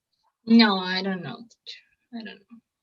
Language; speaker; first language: English; non-native, learner; Spanish